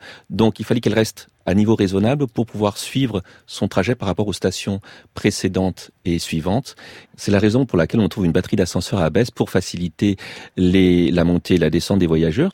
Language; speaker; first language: French; native; French